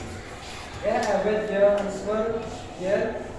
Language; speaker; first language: English; non-native, learner; Indonesian